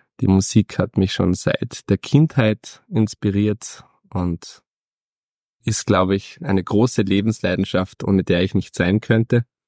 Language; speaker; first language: German; native; German